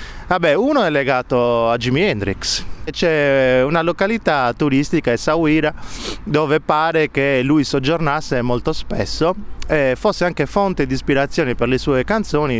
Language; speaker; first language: Italian; native; Italian